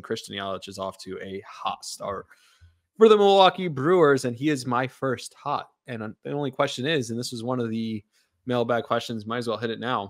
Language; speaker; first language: English; native; English